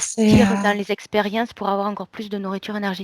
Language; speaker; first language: French; native; French